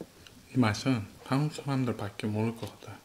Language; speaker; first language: Korean; non-native, learner; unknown